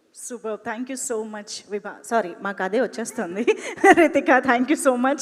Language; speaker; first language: Telugu; native; Telugu